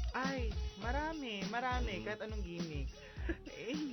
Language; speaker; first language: Filipino; native; Filipino